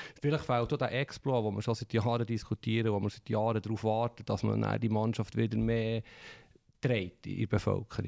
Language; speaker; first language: German; native; German